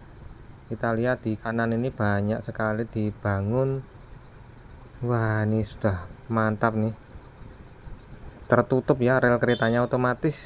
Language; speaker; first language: Indonesian; native; Indonesian